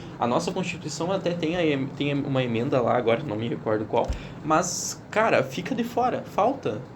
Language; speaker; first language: Portuguese; native; Portuguese